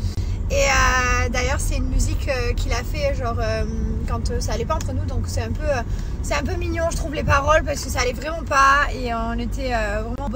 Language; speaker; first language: French; native; French